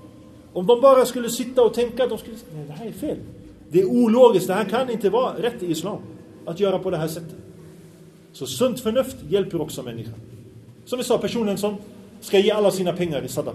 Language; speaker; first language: Swedish; early bilingual, other home language; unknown